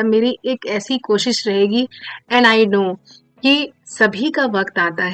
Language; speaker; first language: Hindi; native; Hindi